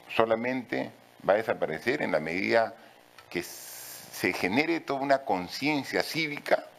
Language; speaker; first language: Spanish; native; Spanish